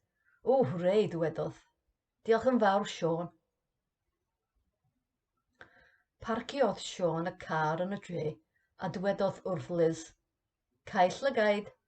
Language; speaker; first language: Welsh; non-native, learner; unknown